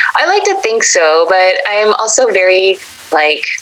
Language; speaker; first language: English; native; English